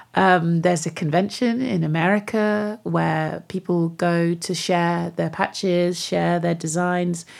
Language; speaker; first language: English; native; English